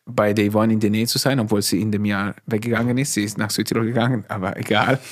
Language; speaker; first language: German; non-native, fluent; Italian